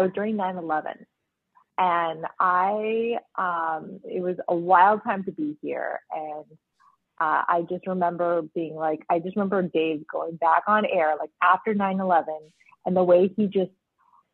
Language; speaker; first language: English; early bilingual, other home language; Spanish